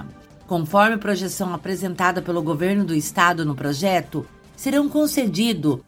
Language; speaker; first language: Portuguese; native; Portuguese